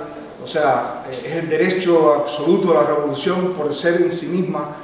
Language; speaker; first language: Spanish; native; Spanish